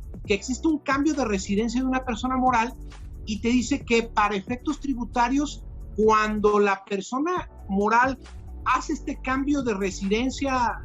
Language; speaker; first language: Spanish; native; Spanish